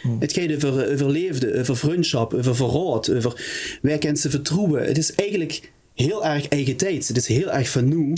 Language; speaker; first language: Dutch; native; Dutch